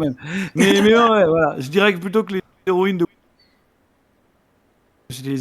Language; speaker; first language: French; native; French